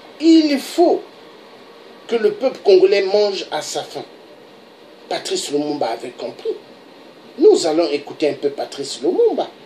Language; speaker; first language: French; non-native, local second language; Lingala